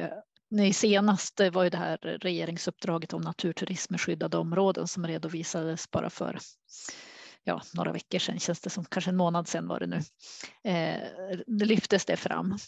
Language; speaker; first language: Swedish; native; Swedish